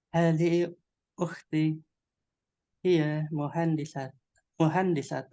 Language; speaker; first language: Arabic; non-native, learner; Indonesian